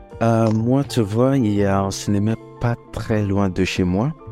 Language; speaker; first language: French; non-native, learner; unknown